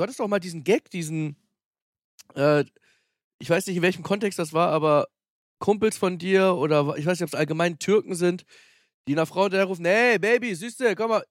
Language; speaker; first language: German; native; German